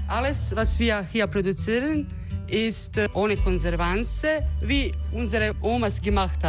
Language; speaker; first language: German; non-native, fluent; Croatian